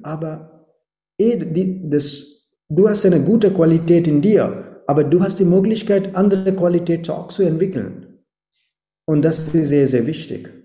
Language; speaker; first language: German; non-native, fluent; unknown